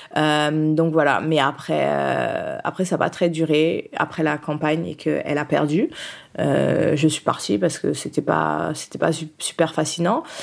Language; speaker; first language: French; early bilingual, other home language; Haitian Creole